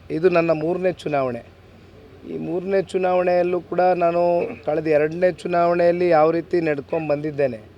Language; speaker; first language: Kannada; native; Kannada